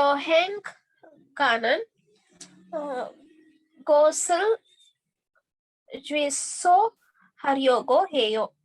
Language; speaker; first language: Korean; non-native, learner; Hindi